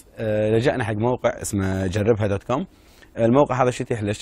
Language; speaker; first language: Arabic; native; Arabic